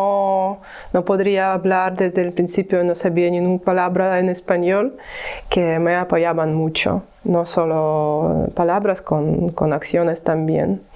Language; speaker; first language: Spanish; non-native, learner; Ukrainian